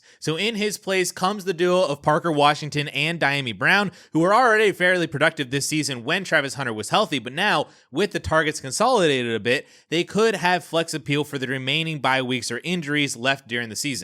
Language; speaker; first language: English; native; English